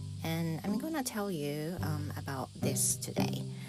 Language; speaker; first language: English; non-native, fluent; Japanese